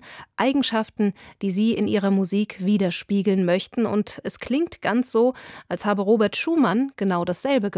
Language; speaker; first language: German; native; German